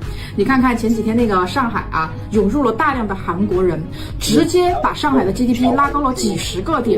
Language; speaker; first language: Chinese; native; Chinese